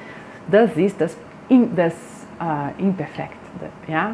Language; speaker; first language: German; non-native, fluent; Portuguese